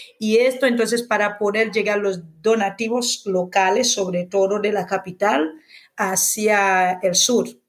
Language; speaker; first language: Spanish; non-native, fluent; Haitian Creole